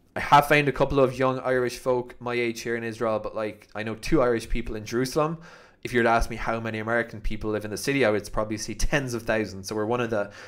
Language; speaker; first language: English; native; English